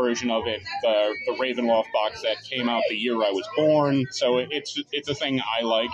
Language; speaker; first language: English; native; English